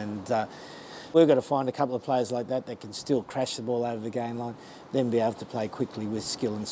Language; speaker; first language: English; native; English